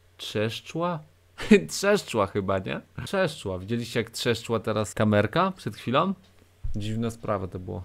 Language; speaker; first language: Polish; native; Polish